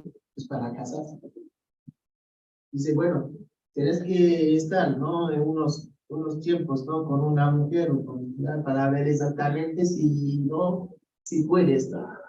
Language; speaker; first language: Spanish; non-native, fluent; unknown